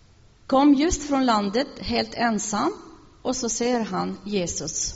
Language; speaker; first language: Swedish; non-native, fluent; Arabic